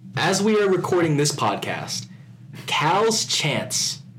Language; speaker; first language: English; early bilingual, other home language; Filipino